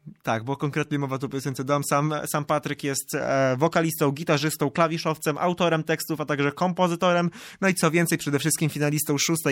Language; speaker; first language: Polish; native; Polish